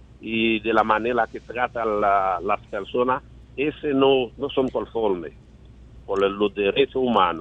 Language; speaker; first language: Spanish; non-native, learner; Haitian Creole